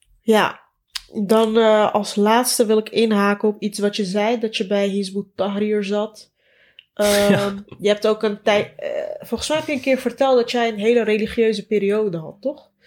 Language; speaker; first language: Dutch; early bilingual, other home language; Turkish